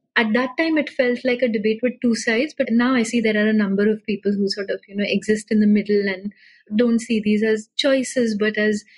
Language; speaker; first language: English; non-native, local second language; Marathi